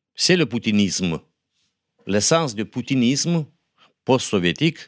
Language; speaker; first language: French; non-native, fluent; Romanian